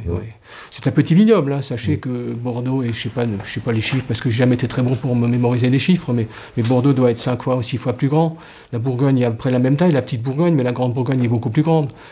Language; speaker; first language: French; native; French